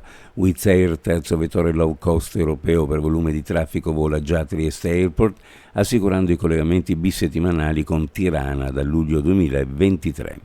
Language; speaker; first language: Italian; native; Italian